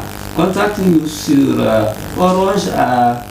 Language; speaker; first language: French; non-native, fluent; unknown